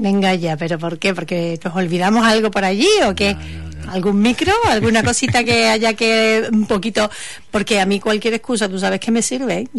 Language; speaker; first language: Spanish; native; Spanish